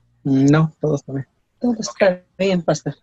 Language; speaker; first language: Spanish; native; Spanish